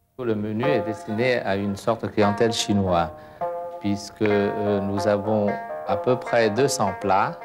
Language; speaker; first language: French; non-native, fluent; Cantonese